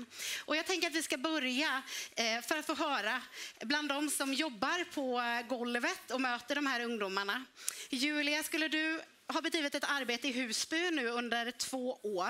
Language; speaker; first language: Swedish; native; Swedish